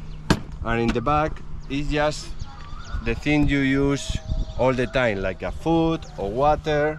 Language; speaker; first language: English; non-native, learner; Spanish